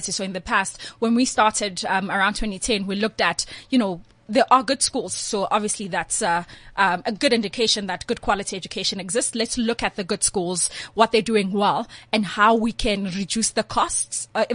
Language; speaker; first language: English; non-native, local second language; Swati